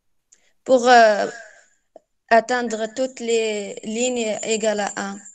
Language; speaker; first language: French; non-native, local second language; Arabic